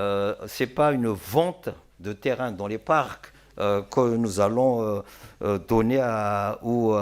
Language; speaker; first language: French; non-native, local second language; Malagasy